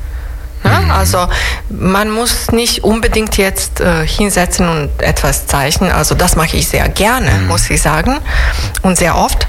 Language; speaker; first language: German; non-native, fluent; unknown